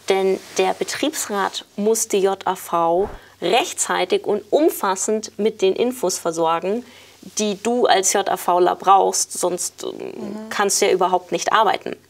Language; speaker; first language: German; native; German